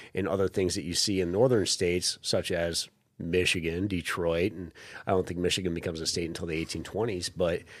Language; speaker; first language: English; native; English